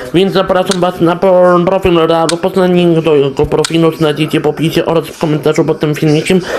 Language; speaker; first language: Polish; native; Polish